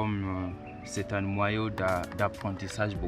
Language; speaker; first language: French; non-native, learner; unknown